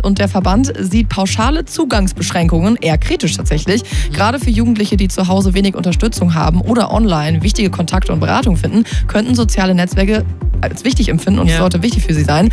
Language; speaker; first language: German; native; German